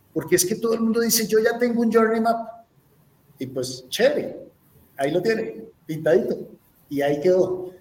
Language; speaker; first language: Spanish; native; Spanish